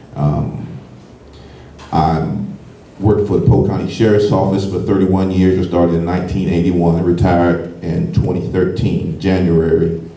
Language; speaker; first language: English; native; English